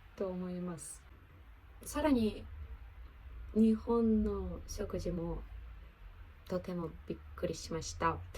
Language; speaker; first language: Japanese; non-native, learner; Ukrainian